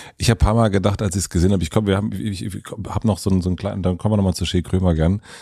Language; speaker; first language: German; native; German